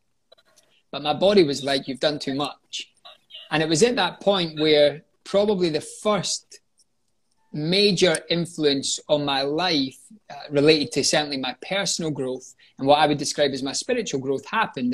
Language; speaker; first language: English; native; English